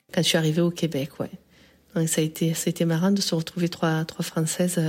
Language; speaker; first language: French; native; French